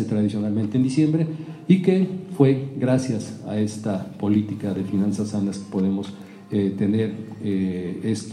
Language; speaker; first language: Spanish; native; Spanish